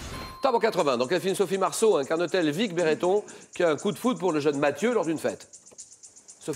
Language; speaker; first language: French; native; French